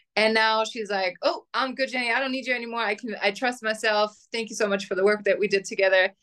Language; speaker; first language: English; non-native, fluent; German